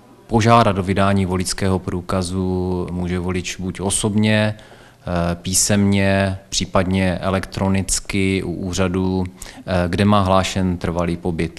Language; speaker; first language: Czech; native; Czech